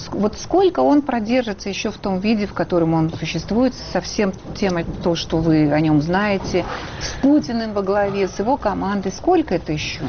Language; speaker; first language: Russian; native; Russian